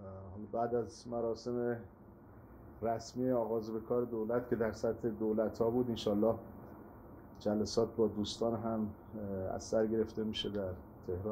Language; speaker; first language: Persian; native; Persian